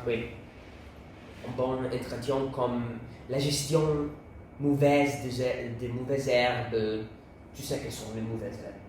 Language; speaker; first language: French; non-native, learner; Italian